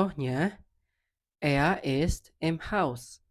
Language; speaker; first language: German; non-native, learner; Indonesian